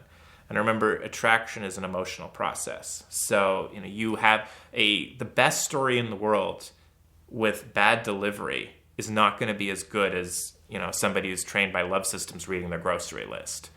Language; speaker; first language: English; native; English